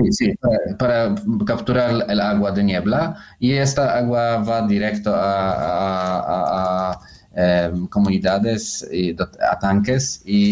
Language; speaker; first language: Spanish; non-native, learner; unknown